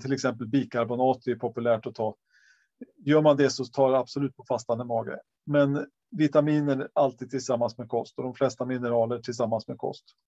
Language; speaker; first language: Swedish; native; Swedish